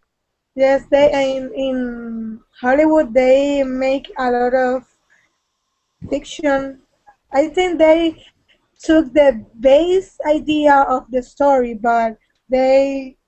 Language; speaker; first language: English; non-native, learner; Spanish